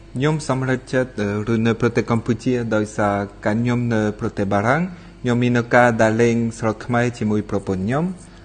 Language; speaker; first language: Khmer; non-native, fluent; French